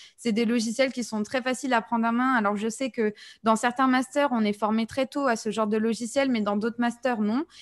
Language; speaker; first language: French; native; French